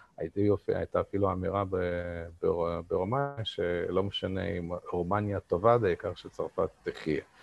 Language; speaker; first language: Hebrew; non-native, fluent; Russian